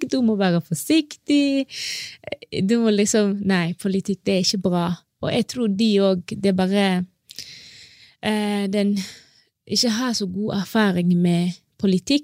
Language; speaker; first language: Norwegian; non-native, fluent; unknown